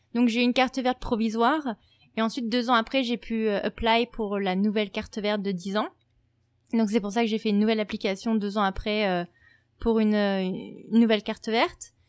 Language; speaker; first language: French; native; French